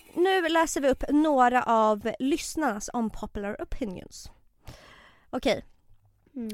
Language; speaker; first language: Swedish; early bilingual, other home language; Serbian